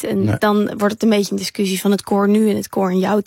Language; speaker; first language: Dutch; native; Dutch